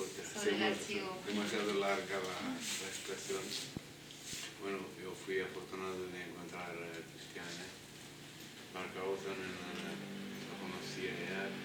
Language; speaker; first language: Spanish; non-native, fluent; Italian